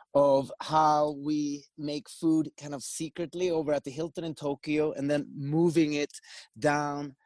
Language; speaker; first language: English; non-native, fluent; Swedish